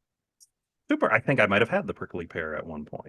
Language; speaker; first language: English; native; English